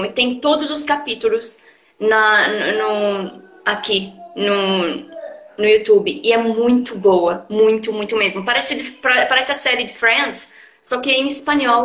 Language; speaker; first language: Portuguese; non-native, fluent; Arabic